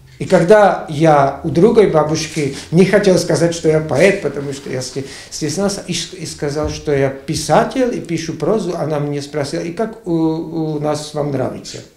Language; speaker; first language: Russian; non-native, learner; Czech